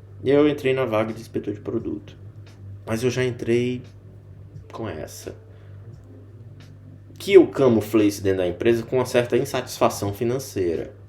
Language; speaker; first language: Portuguese; native; Portuguese